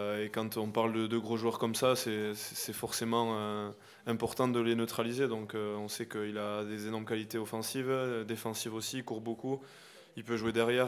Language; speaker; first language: French; native; French